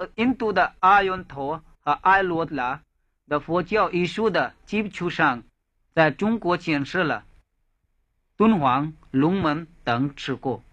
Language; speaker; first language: Chinese; non-native, fluent; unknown